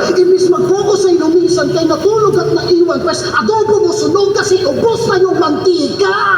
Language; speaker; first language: Filipino; non-native, local second language; Cebuano